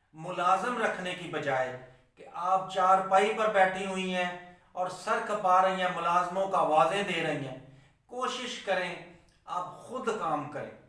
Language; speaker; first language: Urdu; non-native, local second language; Punjabi